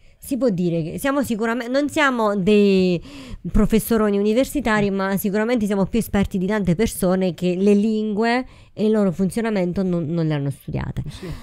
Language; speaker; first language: Italian; native; Italian